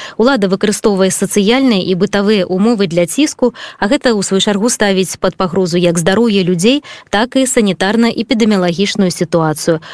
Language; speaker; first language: Belarusian; native; Belarusian